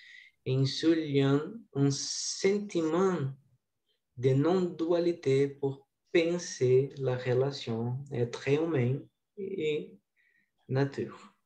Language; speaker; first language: French; non-native, learner; Portuguese